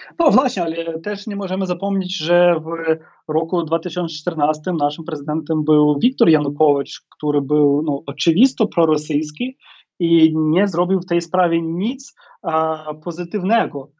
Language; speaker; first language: Polish; non-native, fluent; Ukrainian